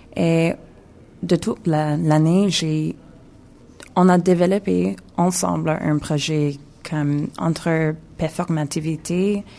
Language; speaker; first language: French; non-native, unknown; English